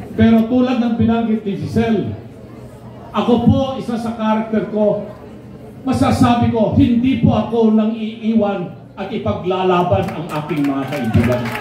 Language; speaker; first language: Filipino; non-native, local second language; Iloko